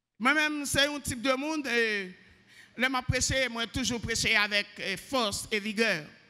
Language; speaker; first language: French; non-native, local second language; Haitian Creole